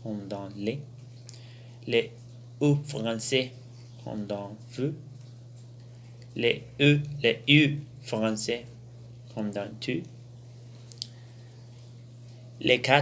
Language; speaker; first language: French; non-native, learner; Spanish